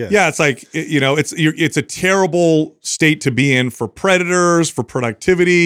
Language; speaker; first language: English; native; English